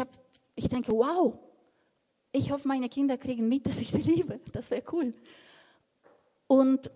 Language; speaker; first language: German; non-native, fluent; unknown